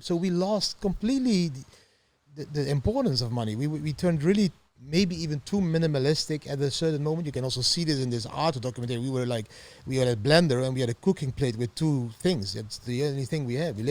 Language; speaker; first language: English; non-native, fluent; Dutch